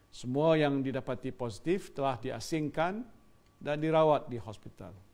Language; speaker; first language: Malay; native; Malay